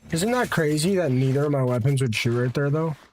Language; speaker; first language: English; native; English